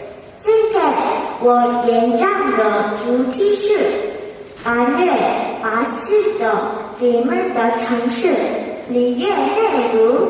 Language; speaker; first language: Chinese; non-native, learner; Korean